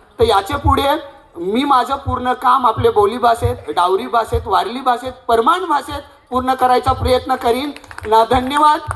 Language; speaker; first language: Marathi; non-native, local second language; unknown